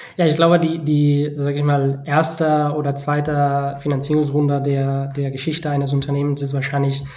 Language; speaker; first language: German; non-native, fluent; Spanish